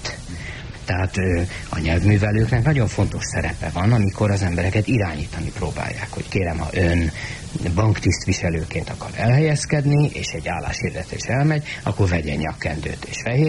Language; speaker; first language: Hungarian; native; Hungarian